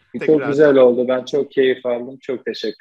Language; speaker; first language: Turkish; native; Turkish